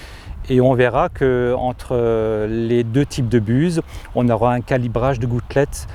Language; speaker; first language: French; native; French